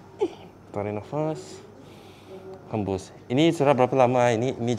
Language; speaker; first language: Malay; non-native, local second language; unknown